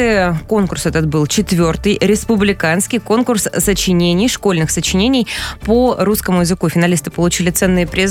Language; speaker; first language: Russian; native; Russian